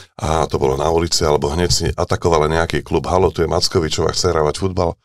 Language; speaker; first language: Slovak; native; Slovak